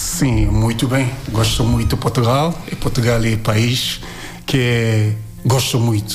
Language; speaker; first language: Portuguese; non-native, learner; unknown